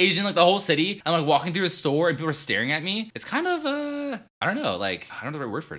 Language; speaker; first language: English; early bilingual, other home language; Vietnamese